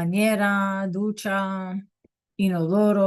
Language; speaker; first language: Spanish; non-native, fluent; English